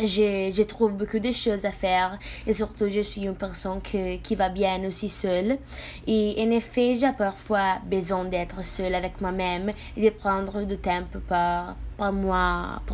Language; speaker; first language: French; non-native, fluent; Italian